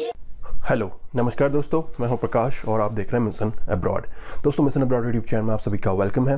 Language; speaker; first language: Hindi; native; Hindi